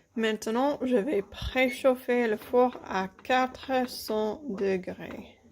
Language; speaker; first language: French; non-native, fluent; English